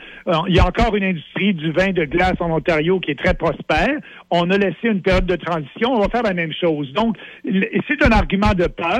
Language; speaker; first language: French; native; French